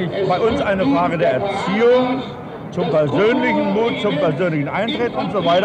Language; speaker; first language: German; native; German